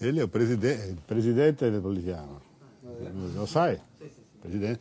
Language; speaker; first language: Italian; non-native, fluent; Portuguese